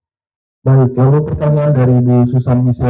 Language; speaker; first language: Indonesian; native; Indonesian